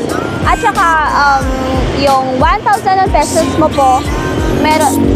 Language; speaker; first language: Filipino; non-native, local second language; Hiligaynon